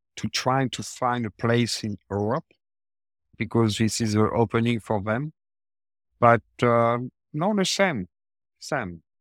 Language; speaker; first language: English; non-native, learner; French